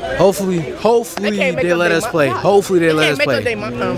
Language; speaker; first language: English; native; English